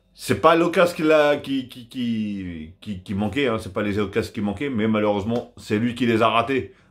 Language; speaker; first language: French; native; French